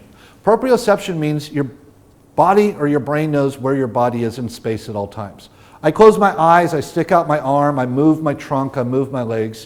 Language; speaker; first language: English; native; English